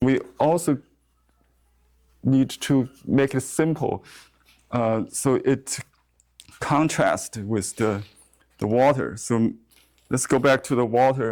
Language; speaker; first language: English; non-native, fluent; Chinese